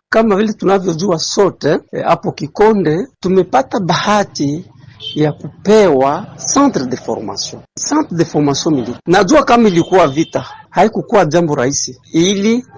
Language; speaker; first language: Swahili; native; Swahili